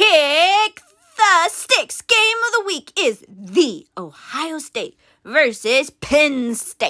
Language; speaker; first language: English; native; English